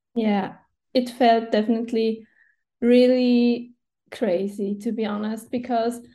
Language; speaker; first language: English; non-native, fluent; Swiss German